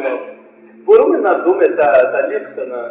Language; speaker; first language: Greek; non-native, fluent; Portuguese